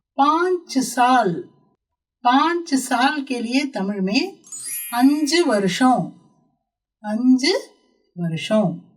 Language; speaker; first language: Hindi; non-native, local second language; Tamil